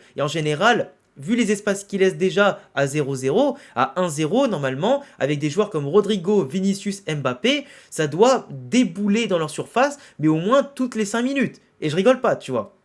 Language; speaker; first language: French; native; French